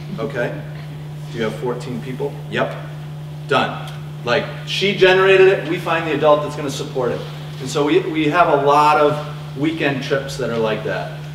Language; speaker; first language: English; native; English